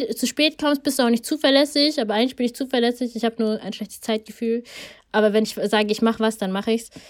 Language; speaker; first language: German; early bilingual, other home language; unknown